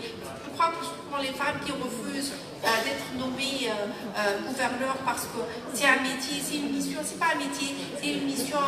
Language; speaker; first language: French; non-native, local second language; Arabic